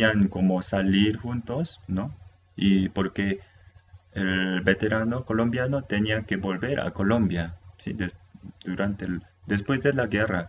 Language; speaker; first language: Spanish; non-native, fluent; Korean